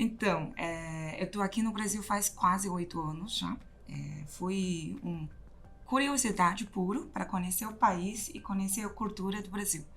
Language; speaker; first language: Portuguese; non-native, fluent; Chinese